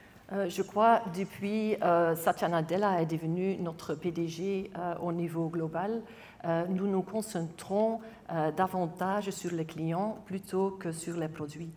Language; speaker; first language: French; non-native, local second language; Dutch